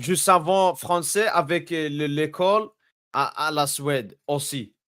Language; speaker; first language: French; non-native, learner; English